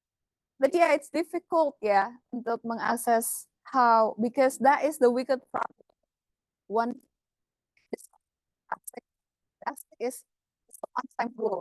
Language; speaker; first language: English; non-native, fluent; Indonesian